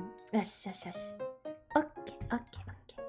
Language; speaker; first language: Japanese; non-native, learner; English